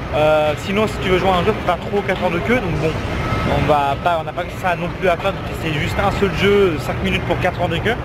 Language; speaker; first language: French; native; French